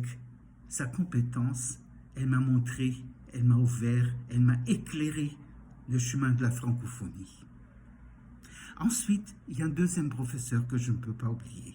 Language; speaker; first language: French; non-native, fluent; Portuguese